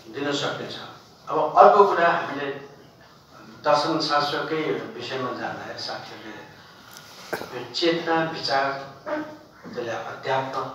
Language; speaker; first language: Nepali; non-native, local second language; Newari